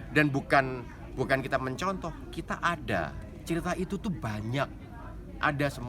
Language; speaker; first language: Indonesian; native; Indonesian